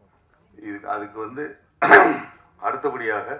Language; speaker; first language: Tamil; native; Tamil